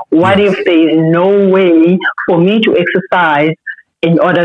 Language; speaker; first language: English; non-native, local second language; Xhosa